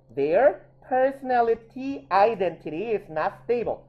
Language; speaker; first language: English; non-native, fluent; Korean